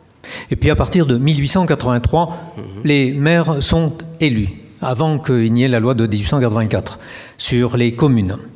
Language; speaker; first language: French; native; French